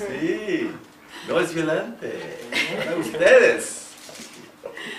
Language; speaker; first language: Spanish; non-native, fluent; French